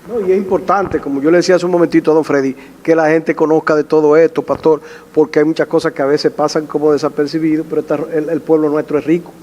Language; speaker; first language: Spanish; native; Spanish